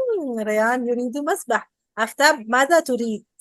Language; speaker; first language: Arabic; non-native, fluent; Urdu